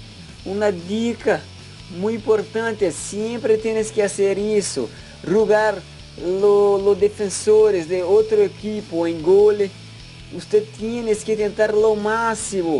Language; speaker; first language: Portuguese; non-native, learner; Spanish